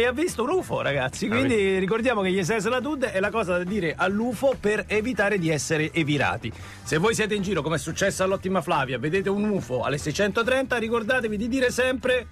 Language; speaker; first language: Italian; native; Italian